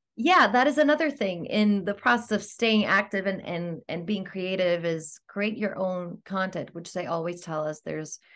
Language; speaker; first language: English; non-native, fluent; Greek